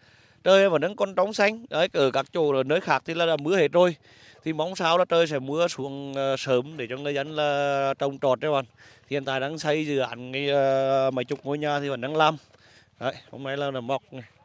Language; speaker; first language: Vietnamese; native; Vietnamese